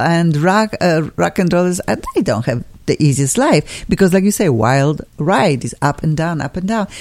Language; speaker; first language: English; non-native, fluent; Polish